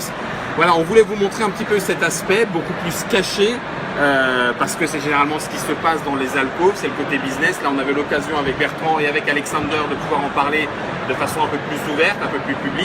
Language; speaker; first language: French; native; French